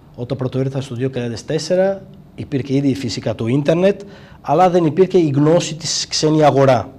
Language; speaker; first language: Greek; non-native, fluent; Italian